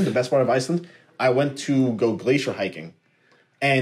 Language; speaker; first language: English; native; English